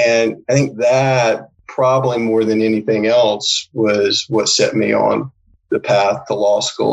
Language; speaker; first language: English; native; English